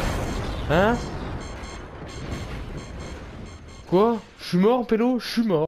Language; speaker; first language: French; native; French